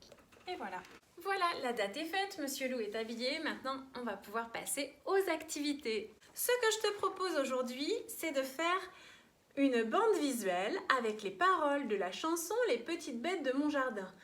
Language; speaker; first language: French; native; French